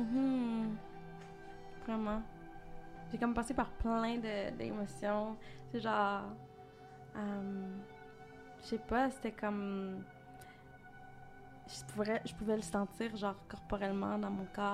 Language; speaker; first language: French; native; French